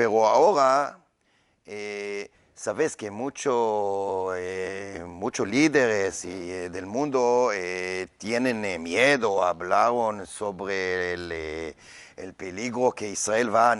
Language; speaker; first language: Spanish; non-native, learner; Hebrew